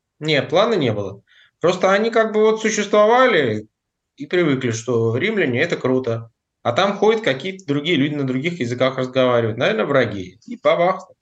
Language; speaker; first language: Russian; native; Russian